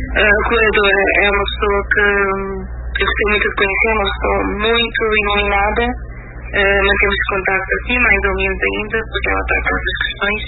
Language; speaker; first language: Portuguese; early bilingual, heritage; Portuguese